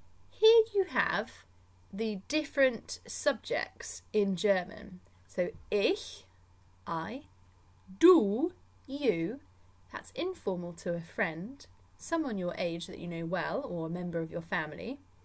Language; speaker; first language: English; native; English